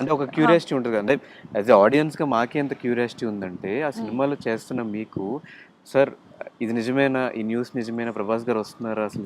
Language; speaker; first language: Telugu; native; Telugu